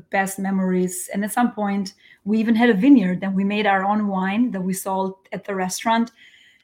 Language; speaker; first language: English; non-native, fluent; Albanian